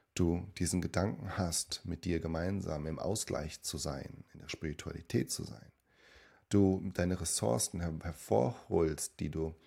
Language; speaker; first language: German; native; German